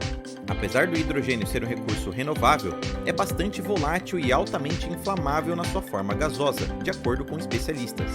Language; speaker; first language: Portuguese; native; Portuguese